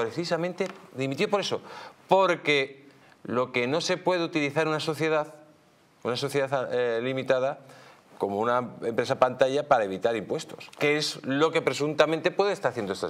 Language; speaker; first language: Spanish; native; Spanish